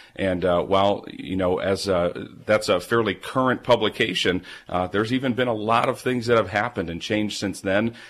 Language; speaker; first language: English; native; English